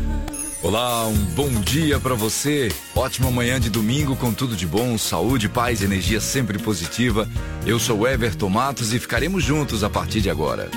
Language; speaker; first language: Portuguese; native; Portuguese